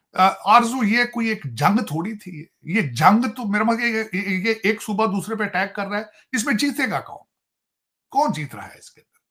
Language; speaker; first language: Hindi; native; Hindi